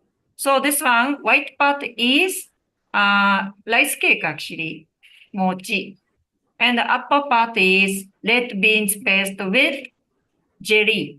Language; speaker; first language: English; non-native, learner; Japanese